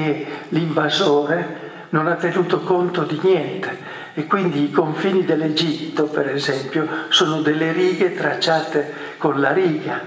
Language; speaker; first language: Italian; native; Italian